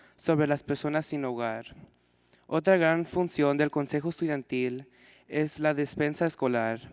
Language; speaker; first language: Spanish; early bilingual, heritage; Spanish